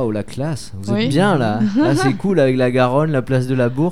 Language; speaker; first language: French; native; French